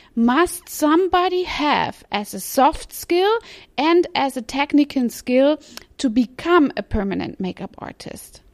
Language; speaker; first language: English; non-native, fluent; German